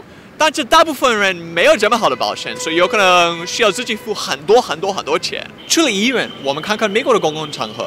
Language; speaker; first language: Chinese; non-native, fluent; English